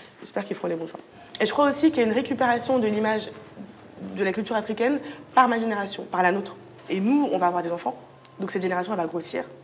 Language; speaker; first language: French; native; French